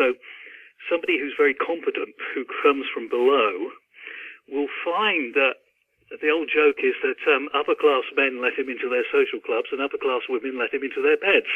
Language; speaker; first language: English; native; English